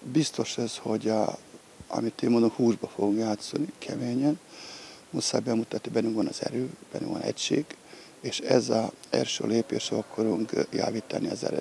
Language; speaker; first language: Hungarian; non-native, fluent; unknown